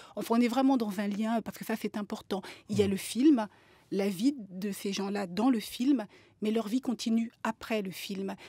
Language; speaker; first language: French; native; French